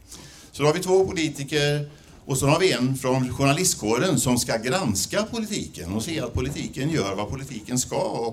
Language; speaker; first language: Swedish; native; Swedish